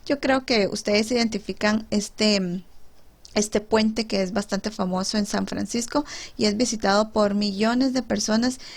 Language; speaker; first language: Spanish; native; Spanish